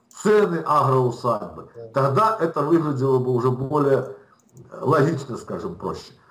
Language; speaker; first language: Russian; native; Russian